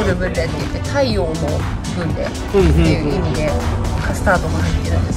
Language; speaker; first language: Japanese; native; Japanese